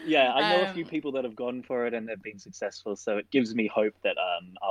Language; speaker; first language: English; native; English